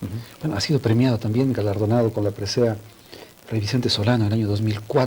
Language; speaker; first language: Spanish; native; Spanish